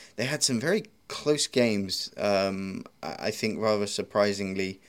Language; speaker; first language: English; native; English